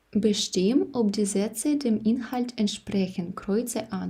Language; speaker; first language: German; non-native, fluent; Ukrainian